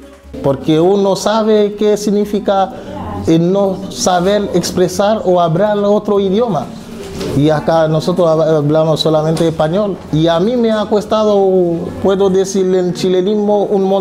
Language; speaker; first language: Spanish; non-native, fluent; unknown